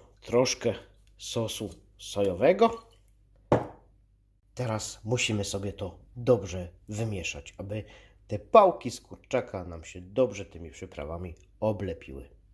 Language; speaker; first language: Polish; native; Polish